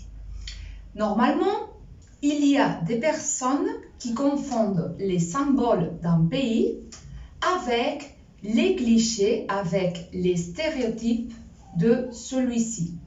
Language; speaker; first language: French; non-native, fluent; Spanish